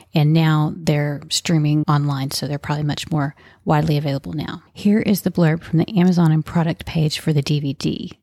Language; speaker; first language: English; native; English